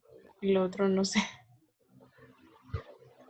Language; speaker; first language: Spanish; native; Spanish